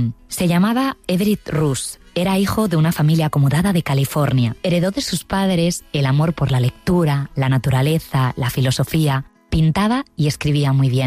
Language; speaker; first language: Spanish; native; Spanish